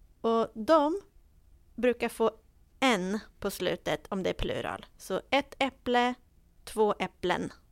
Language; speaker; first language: Swedish; native; Swedish